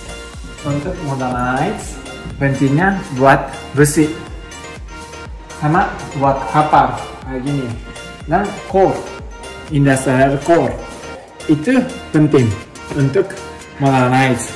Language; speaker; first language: Indonesian; non-native, learner; Japanese